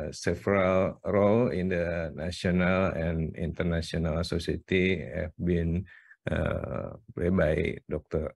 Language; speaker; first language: English; non-native, fluent; Indonesian